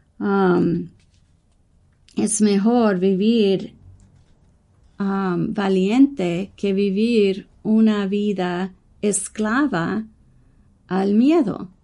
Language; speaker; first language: Spanish; non-native, learner; English